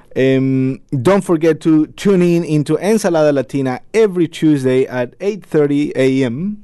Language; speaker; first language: English; non-native, fluent; Spanish